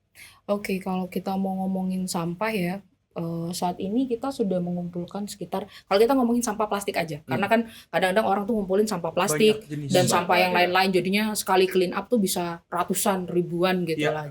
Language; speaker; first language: Indonesian; native; Indonesian